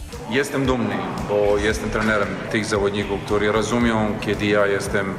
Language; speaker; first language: Polish; non-native, learner; Serbian